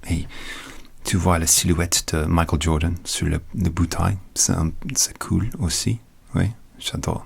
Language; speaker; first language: French; non-native, learner; English